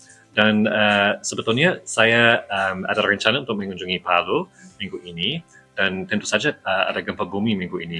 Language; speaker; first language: Indonesian; non-native, fluent; English